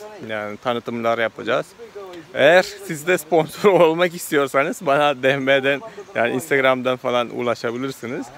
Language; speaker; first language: Turkish; non-native, learner; Malayalam